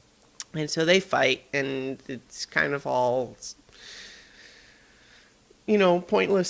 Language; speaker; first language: English; native; English